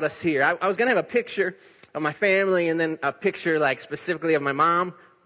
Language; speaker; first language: English; native; English